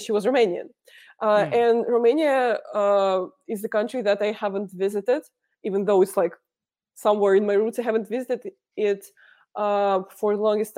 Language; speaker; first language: English; non-native, fluent; Russian